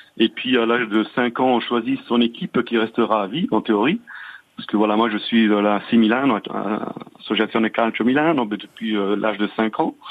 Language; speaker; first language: French; non-native, fluent; Italian